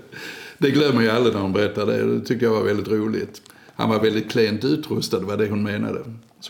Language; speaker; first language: Swedish; native; Swedish